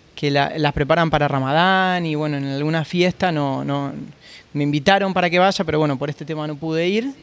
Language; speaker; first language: Spanish; native; Spanish